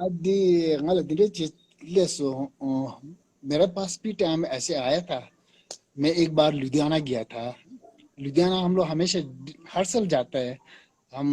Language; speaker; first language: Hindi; non-native, local second language; Tibetan